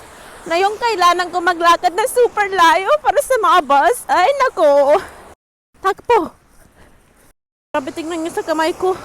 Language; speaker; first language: Filipino; non-native, learner; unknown